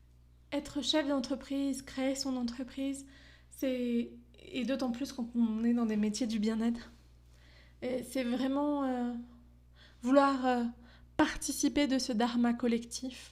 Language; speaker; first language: French; native; French